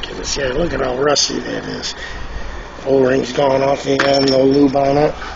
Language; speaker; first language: English; native; English